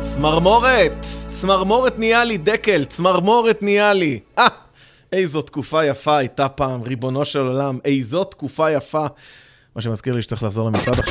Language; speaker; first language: Hebrew; native; Hebrew